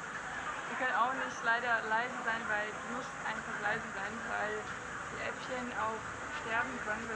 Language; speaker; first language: German; non-native, fluent; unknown